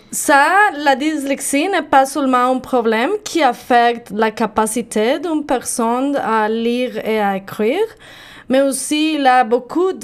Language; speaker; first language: French; non-native, learner; Spanish